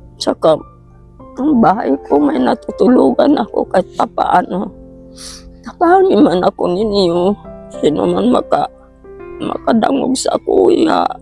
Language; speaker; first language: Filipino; non-native, local second language; Cebuano